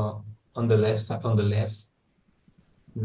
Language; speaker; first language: English; non-native, learner; Spanish